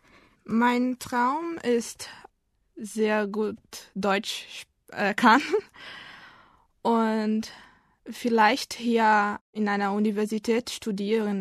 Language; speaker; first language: German; non-native, learner; Portuguese